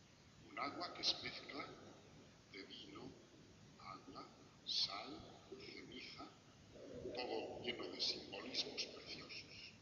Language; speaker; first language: Spanish; native; Spanish